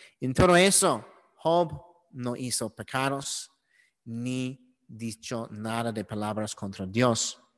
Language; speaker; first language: Spanish; non-native, learner; English